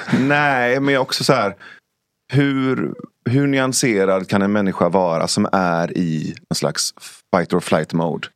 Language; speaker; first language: Swedish; early bilingual, other home language; Persian